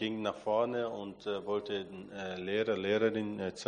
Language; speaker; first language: German; non-native, fluent; Portuguese